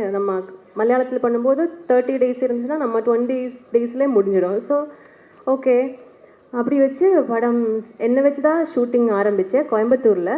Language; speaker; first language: Tamil; non-native, learner; Malayalam